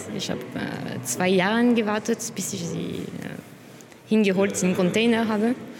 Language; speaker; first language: German; non-native, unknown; French